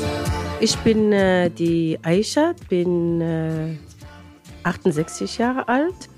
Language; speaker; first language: German; non-native, fluent; Arabic